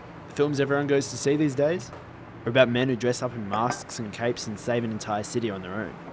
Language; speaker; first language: English; native; English